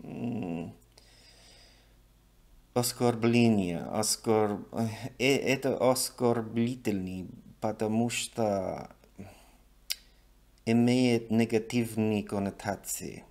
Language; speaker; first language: Russian; non-native, learner; English